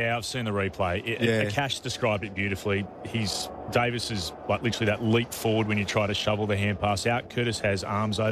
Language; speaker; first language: English; native; English